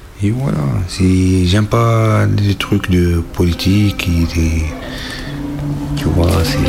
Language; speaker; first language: French; non-native, learner; Arabic